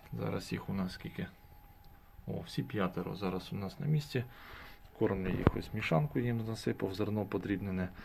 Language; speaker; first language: Ukrainian; native; Ukrainian